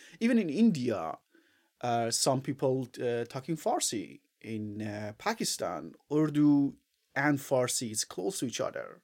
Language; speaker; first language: English; non-native, fluent; Persian